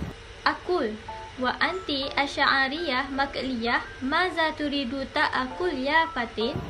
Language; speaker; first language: Arabic; non-native, learner; Malay